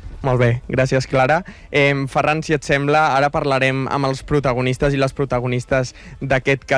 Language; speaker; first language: Catalan; native; Catalan